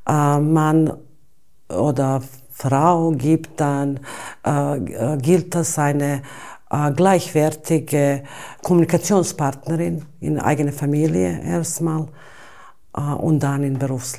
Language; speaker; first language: German; non-native, fluent; Bosnian